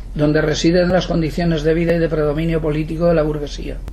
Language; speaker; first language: Spanish; non-native, local second language; Basque